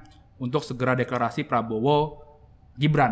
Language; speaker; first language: Indonesian; native; Indonesian